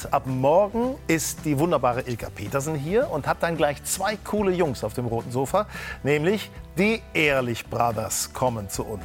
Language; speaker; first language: German; native; German